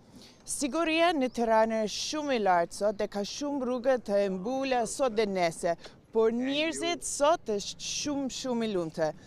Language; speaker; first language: Albanian; non-native, learner; English